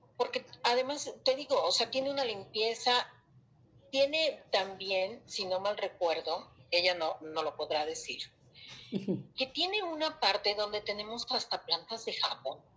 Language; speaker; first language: Spanish; native; Spanish